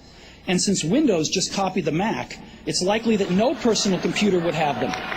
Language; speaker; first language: English; native; English